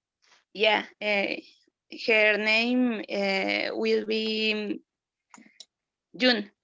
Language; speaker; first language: English; non-native, learner; Spanish